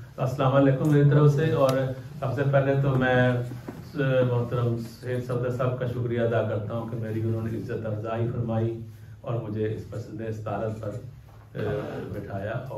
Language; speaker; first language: Urdu; non-native, local second language; Punjabi